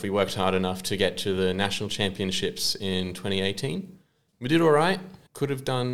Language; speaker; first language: English; native; English